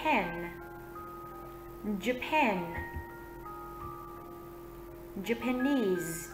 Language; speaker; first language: English; non-native, fluent; Vietnamese